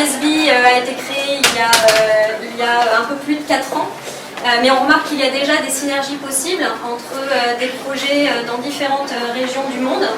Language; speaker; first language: French; native; French